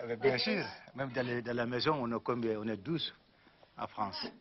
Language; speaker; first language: French; non-native, learner; Soninke